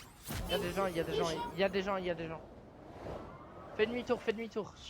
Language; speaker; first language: French; native; French